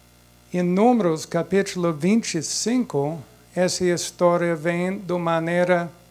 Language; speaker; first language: Portuguese; non-native, fluent; English